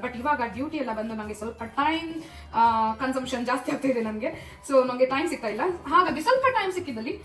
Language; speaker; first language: Kannada; non-native, local second language; Konkani